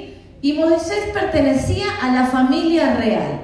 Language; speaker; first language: Spanish; native; Spanish